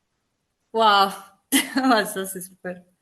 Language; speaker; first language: French; non-native, fluent; Italian